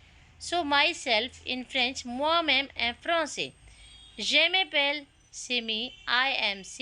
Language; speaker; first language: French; non-native, learner; Hindi